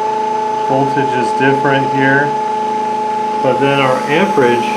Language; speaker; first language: English; native; English